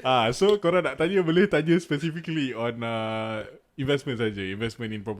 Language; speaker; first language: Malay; native; Malay